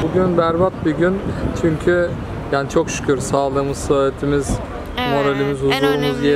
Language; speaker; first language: Turkish; native; Turkish